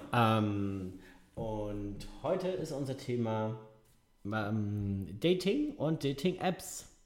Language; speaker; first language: German; native; German